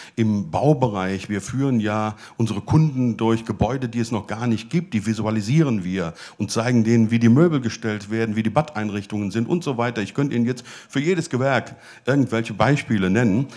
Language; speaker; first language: German; native; German